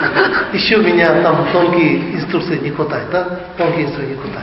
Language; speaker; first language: Russian; non-native, learner; Tibetan